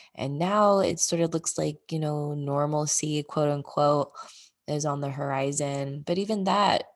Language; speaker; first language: English; native; English